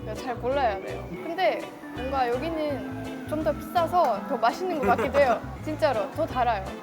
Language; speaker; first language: Korean; non-native, fluent; Estonian